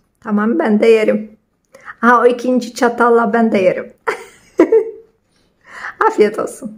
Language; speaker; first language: Turkish; non-native, fluent; Polish